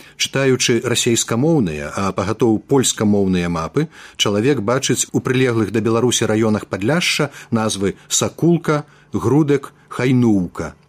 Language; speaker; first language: Belarusian; native; Belarusian